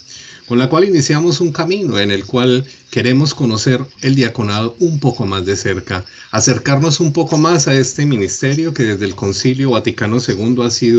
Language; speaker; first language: Spanish; native; Spanish